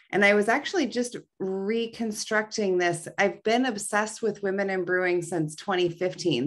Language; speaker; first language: English; native; English